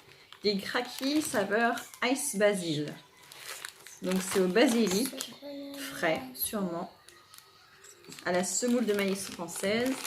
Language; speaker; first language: French; native; French